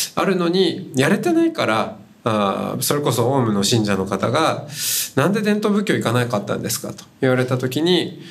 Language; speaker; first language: Japanese; native; Japanese